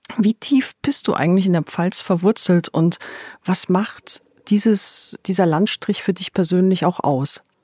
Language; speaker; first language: German; native; German